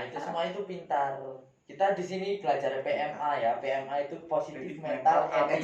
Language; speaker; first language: Indonesian; native; Indonesian